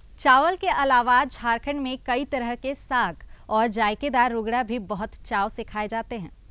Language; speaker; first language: Hindi; native; Hindi